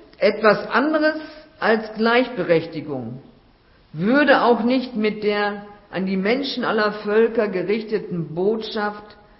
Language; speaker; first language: German; native; German